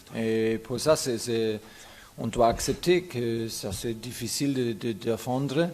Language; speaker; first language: French; non-native, fluent; German